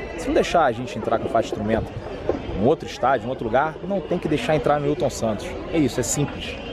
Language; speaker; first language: Portuguese; native; Portuguese